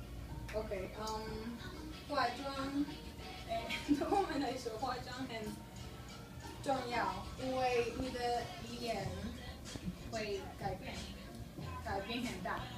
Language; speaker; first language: Chinese; non-native, learner; Spanish